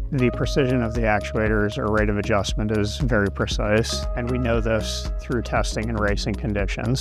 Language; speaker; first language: English; native; English